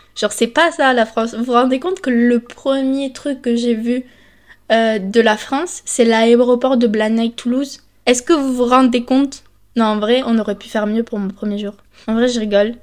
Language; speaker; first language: French; early bilingual, other home language; Spanish